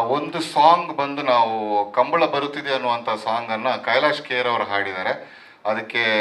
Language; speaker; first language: Kannada; non-native, local second language; Tulu